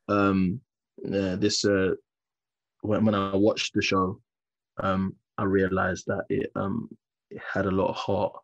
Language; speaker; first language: English; native; English